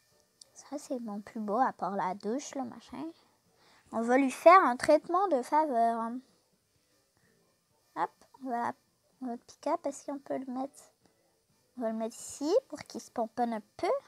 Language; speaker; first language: French; native; French